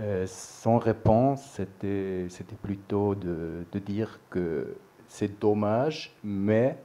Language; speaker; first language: French; non-native, local second language; German